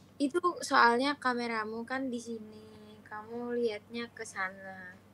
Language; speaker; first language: Indonesian; native; Indonesian